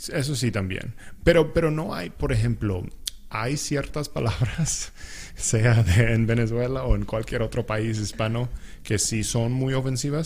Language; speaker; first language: Spanish; non-native, local second language; English